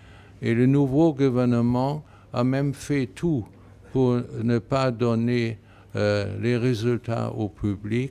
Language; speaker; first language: French; non-native, fluent; German